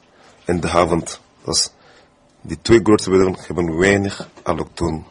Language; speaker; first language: Dutch; non-native, fluent; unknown